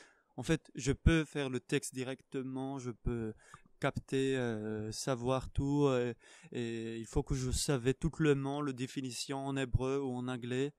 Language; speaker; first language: French; non-native, fluent; Hebrew